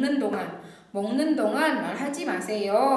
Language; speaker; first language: Korean; non-native, fluent; Indonesian